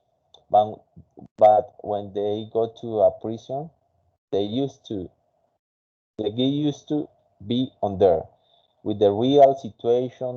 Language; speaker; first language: English; non-native, fluent; Spanish